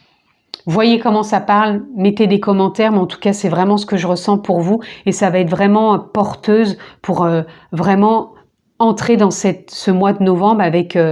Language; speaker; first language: French; native; French